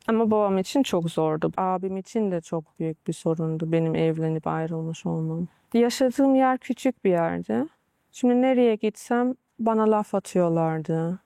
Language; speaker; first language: Turkish; early bilingual, heritage; Turkish